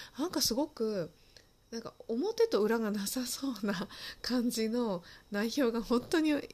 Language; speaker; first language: Japanese; early bilingual, other home language; Chinese